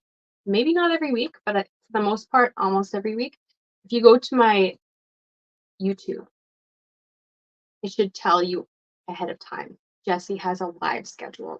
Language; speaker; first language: English; non-native, fluent; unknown